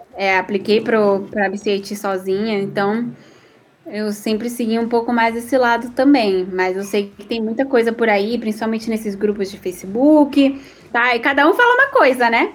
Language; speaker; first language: Portuguese; early bilingual, other home language; Spanish